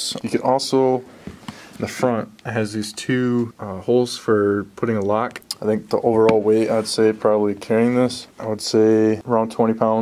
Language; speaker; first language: English; native; English